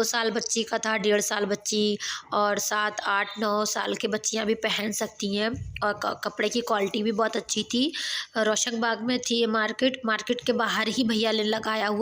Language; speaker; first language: Hindi; native; Hindi